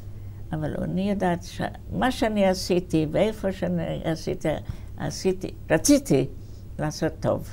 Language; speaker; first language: Hebrew; non-native, fluent; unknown